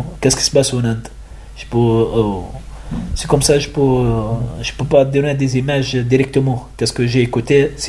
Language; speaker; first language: French; non-native, learner; Arabic